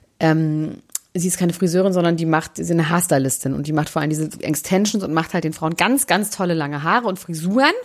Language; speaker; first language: German; native; German